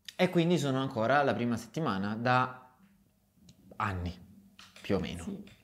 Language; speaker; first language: Italian; native; Italian